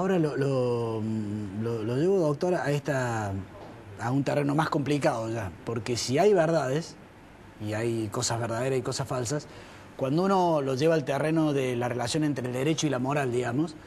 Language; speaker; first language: Spanish; native; Spanish